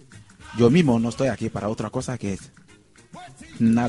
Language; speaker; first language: Spanish; non-native, learner; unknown